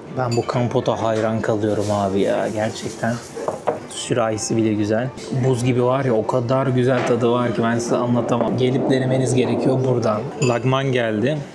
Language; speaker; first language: Turkish; native; Turkish